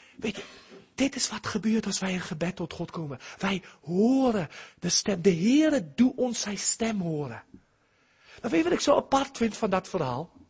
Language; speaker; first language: Dutch; early bilingual, heritage; Dutch